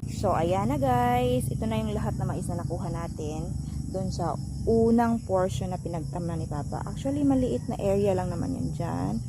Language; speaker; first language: Filipino; non-native, local second language; Cebuano